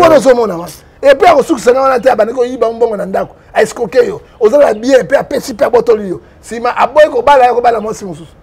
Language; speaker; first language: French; non-native, local second language; Lingala